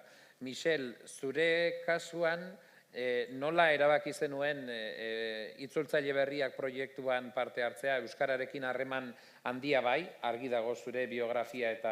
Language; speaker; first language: Basque; native; Basque